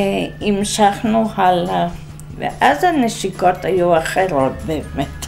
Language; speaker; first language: Hebrew; non-native, fluent; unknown